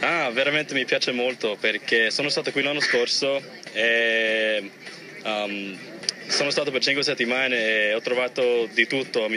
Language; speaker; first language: Italian; non-native, learner; English